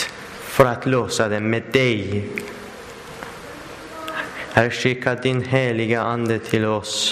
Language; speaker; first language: Swedish; non-native, learner; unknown